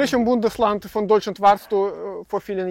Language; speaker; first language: German; non-native, fluent; Russian